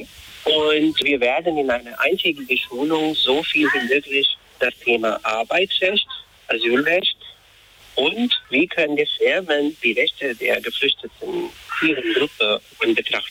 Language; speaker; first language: German; non-native, fluent; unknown